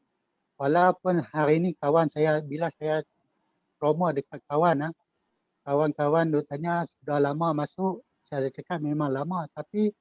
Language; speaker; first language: Malay; native; Malay